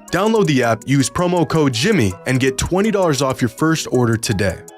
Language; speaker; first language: English; native; English